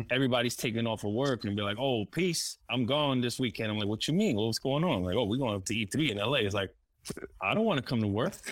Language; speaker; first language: English; early bilingual, other home language; Spanish